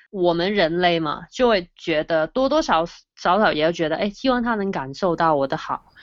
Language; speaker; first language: Chinese; non-native, fluent; Cantonese